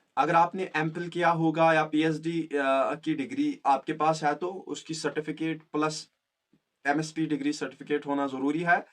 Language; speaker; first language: Hindi; non-native, local second language; Kashmiri